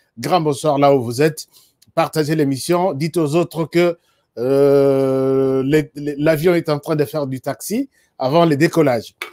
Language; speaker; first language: French; non-native, local second language; Lingala